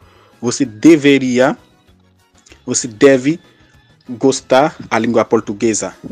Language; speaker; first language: Portuguese; non-native, fluent; Haitian Creole